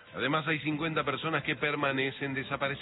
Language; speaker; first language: Spanish; native; Spanish